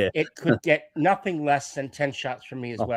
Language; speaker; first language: English; native; English